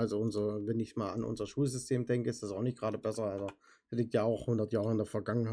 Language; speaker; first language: German; native; German